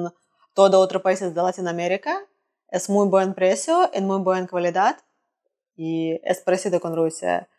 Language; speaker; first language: Spanish; non-native, learner; Russian